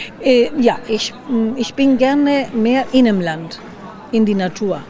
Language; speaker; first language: German; non-native, learner; Spanish